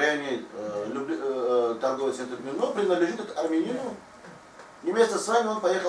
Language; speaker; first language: Russian; non-native, fluent; Tajik